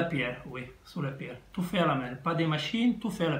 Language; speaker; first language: French; non-native, fluent; Italian